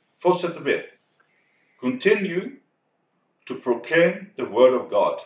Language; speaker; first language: English; non-native, fluent; Norwegian